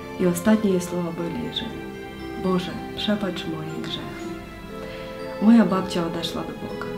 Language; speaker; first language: Polish; non-native, learner; Ukrainian